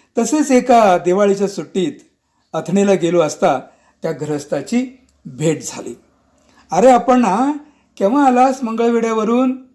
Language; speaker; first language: Marathi; non-native, local second language; Kannada